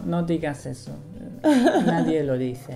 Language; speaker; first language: Spanish; non-native, fluent; English